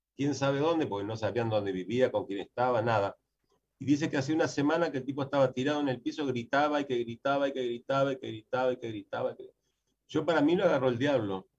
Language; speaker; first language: Spanish; native; Spanish